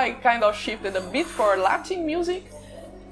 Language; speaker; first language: English; non-native, fluent; Portuguese